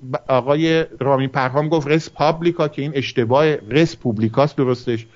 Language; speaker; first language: Persian; early bilingual, heritage; Persian